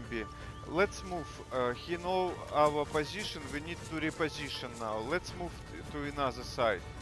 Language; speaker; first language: English; non-native, learner; Russian